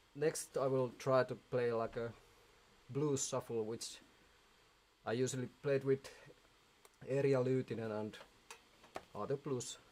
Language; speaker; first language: English; non-native, fluent; Finnish